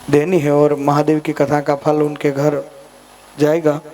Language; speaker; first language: Hindi; non-native, local second language; Gujarati